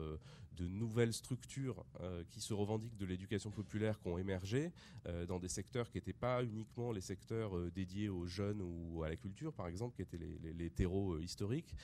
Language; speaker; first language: French; native; French